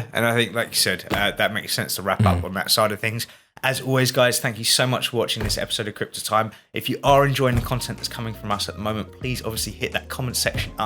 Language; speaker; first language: English; native; English